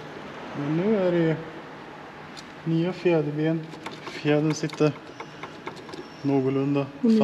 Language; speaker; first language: Swedish; native; Swedish